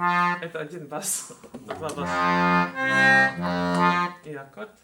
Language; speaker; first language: Russian; non-native, local second language; Latvian